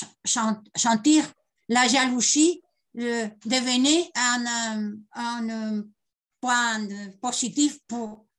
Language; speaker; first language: French; non-native, learner; Spanish